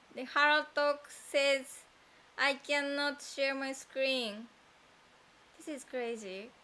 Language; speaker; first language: English; non-native, fluent; Japanese